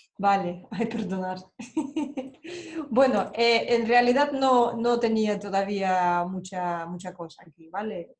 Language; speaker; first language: Spanish; non-native, fluent; Russian